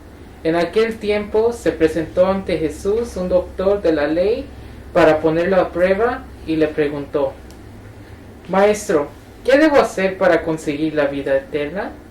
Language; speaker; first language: Spanish; native; Spanish